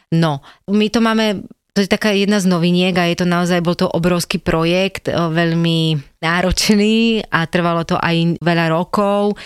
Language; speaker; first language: Slovak; native; Slovak